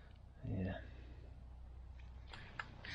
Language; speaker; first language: English; native; English